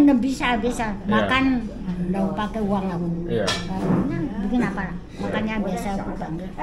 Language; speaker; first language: Indonesian; non-native, local second language; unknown